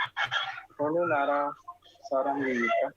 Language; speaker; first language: Korean; non-native, learner; Filipino